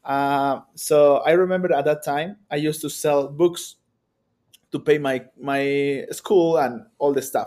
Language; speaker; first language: English; non-native, fluent; Spanish